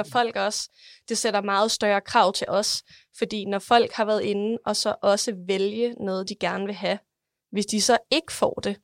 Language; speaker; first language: Danish; native; Danish